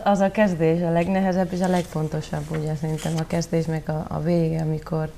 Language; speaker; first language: Hungarian; non-native, learner; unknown